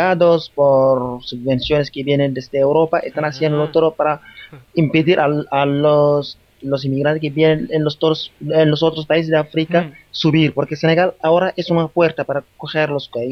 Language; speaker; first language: Spanish; non-native, fluent; Wolof